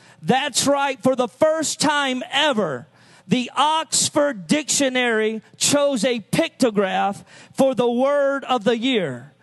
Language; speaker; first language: English; native; English